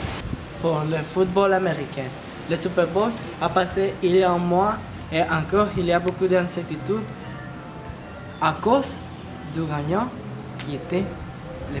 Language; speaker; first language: French; non-native, learner; Spanish